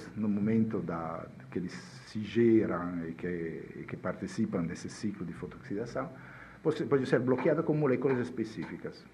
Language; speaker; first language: Portuguese; non-native, fluent; Italian